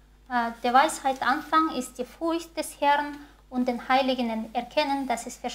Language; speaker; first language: German; non-native, fluent; Chinese